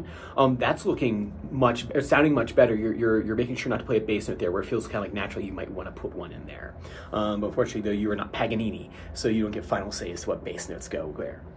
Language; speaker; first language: English; native; English